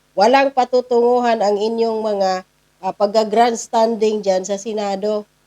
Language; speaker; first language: Filipino; non-native, local second language; Cebuano